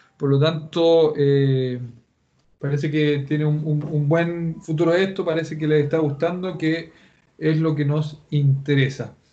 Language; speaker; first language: Spanish; native; Spanish